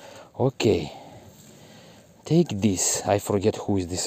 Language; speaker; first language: English; non-native, learner; Russian